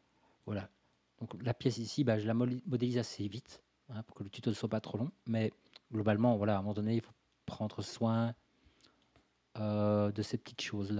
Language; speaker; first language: French; native; French